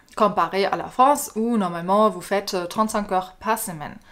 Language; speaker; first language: French; non-native, fluent; German